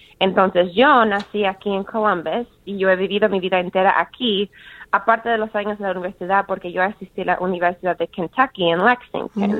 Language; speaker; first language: Spanish; early bilingual, heritage; Spanish